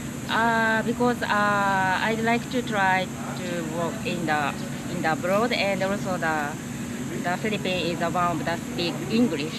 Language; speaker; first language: English; non-native, learner; Japanese